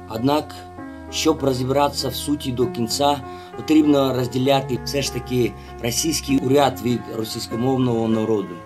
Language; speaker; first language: Ukrainian; non-native, fluent; Russian